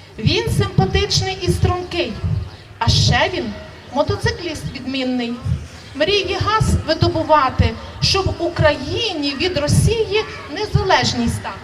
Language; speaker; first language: Ukrainian; native; Ukrainian